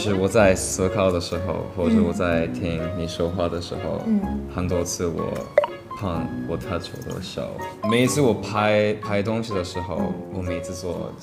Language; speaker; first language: Chinese; non-native, learner; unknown